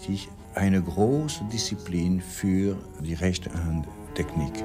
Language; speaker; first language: German; non-native, learner; French